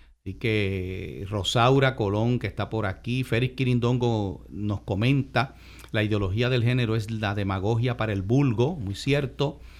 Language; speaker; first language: Spanish; native; Spanish